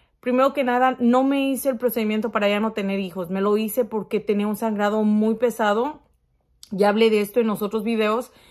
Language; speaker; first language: Spanish; early bilingual, heritage; Spanish